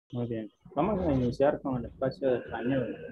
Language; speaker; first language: Spanish; native; Spanish